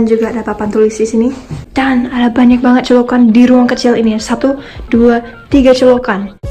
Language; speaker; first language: Indonesian; non-native, fluent; English